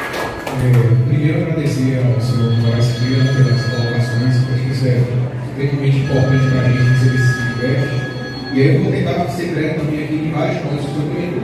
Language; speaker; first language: Portuguese; native; Portuguese